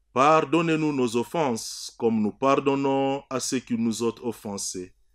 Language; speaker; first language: French; non-native, local second language; Swahili